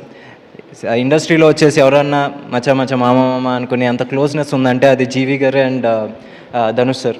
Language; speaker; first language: Telugu; native; Telugu